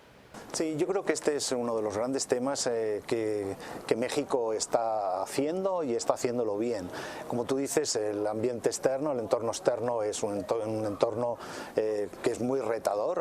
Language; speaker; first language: Spanish; native; Spanish